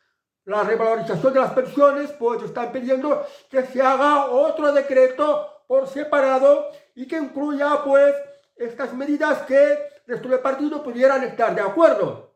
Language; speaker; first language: Spanish; native; Spanish